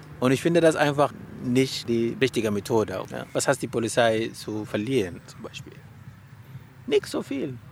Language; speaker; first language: German; non-native, learner; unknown